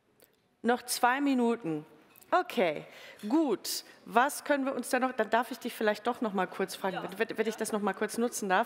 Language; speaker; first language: German; native; German